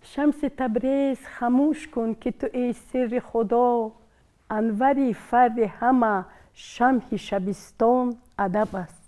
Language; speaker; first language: Tajik; non-native, local second language; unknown